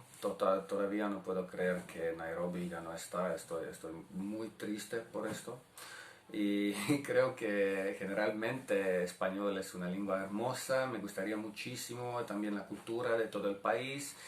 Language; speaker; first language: Spanish; non-native, learner; Croatian